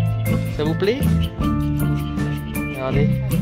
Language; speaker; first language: French; native; French